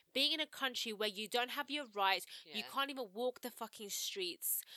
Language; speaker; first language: English; native; English